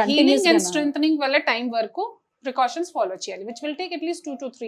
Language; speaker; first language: Telugu; non-native, local second language; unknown